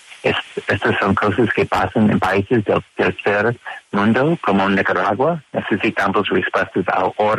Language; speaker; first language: Spanish; non-native, learner; English